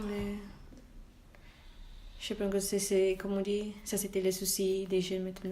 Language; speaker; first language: French; non-native, learner; Malay